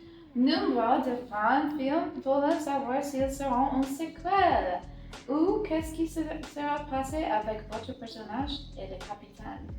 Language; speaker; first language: French; non-native, learner; English